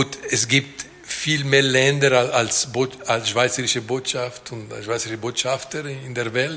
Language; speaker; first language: German; non-native, local second language; French